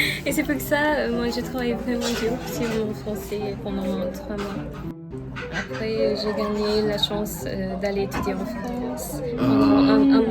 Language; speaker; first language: French; non-native, fluent; Japanese